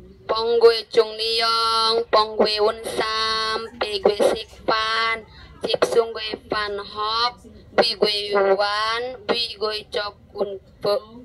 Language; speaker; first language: Cantonese; non-native, learner; Indonesian